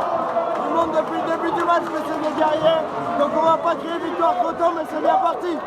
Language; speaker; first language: French; native; French